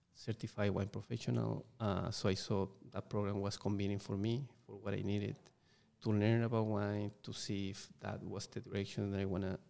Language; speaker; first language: English; non-native, fluent; Spanish